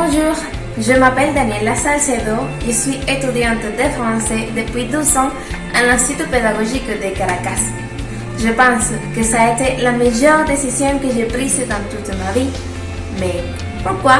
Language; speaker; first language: French; non-native, fluent; Spanish